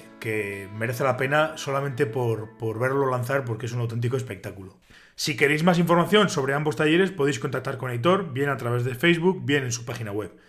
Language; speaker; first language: Spanish; native; Spanish